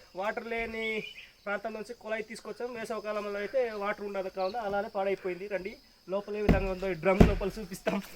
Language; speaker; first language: Telugu; non-native, local second language; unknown